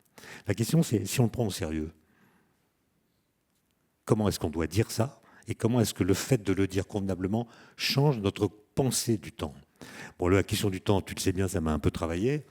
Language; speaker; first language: French; native; French